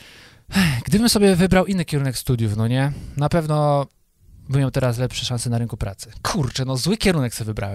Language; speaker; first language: Polish; native; Polish